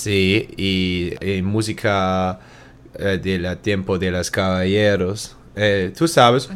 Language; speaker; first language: Spanish; non-native, learner; German